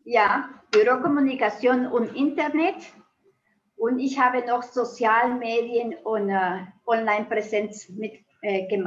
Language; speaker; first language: German; non-native, fluent; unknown